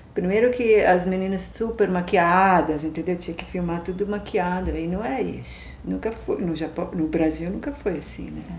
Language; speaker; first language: Portuguese; native; Portuguese